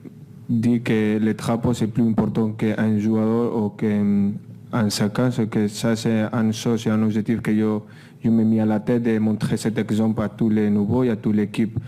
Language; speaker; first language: French; non-native, fluent; Spanish